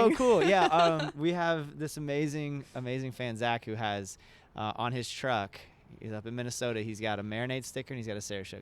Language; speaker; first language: English; native; English